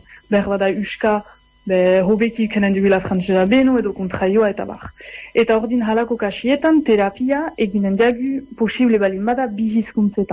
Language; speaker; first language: Basque; native; Basque